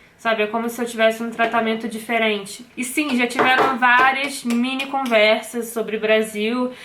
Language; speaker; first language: Portuguese; native; Portuguese